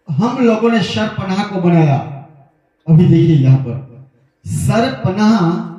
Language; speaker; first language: Hindi; non-native, local second language; Gujarati